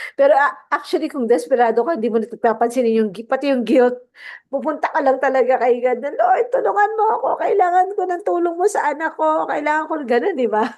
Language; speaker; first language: Filipino; non-native, local second language; Cebuano